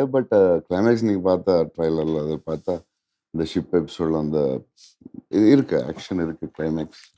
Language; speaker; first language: Tamil; non-native, local second language; Telugu